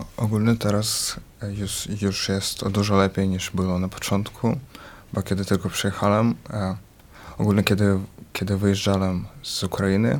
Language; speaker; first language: Polish; early bilingual, other home language; Ukrainian